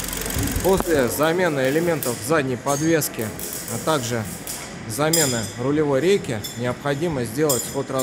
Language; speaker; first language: Russian; native; Russian